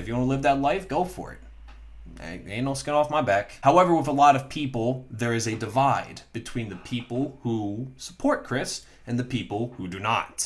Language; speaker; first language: English; native; English